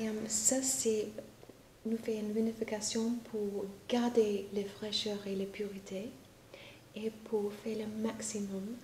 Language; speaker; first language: French; non-native, fluent; English